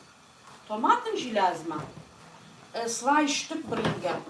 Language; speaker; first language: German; non-native, learner; Kurdish